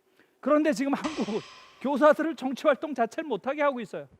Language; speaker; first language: Korean; native; Korean